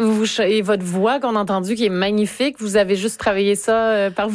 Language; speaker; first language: French; native; French